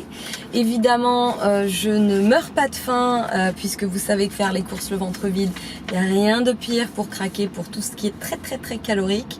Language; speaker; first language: French; native; French